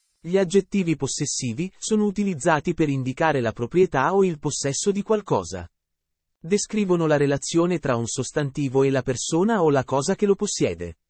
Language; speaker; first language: Italian; native; Italian